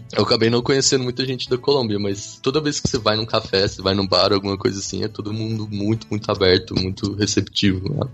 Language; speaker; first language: Portuguese; native; Portuguese